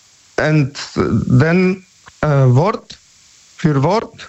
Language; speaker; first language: German; non-native, learner; Polish